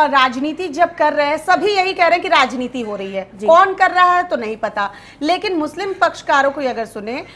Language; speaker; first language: Hindi; native; Hindi